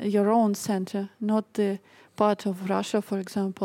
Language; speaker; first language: English; non-native, fluent; Russian